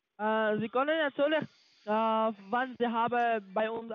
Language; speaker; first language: German; non-native, learner; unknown